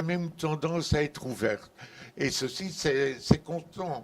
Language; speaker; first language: French; native; French